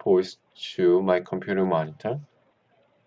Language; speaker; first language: English; non-native, learner; Korean